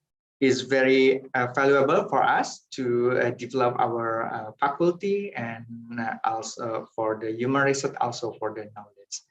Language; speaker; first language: English; non-native, fluent; Indonesian